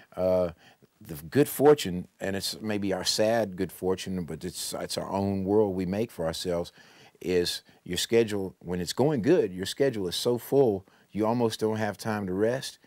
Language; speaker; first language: English; native; English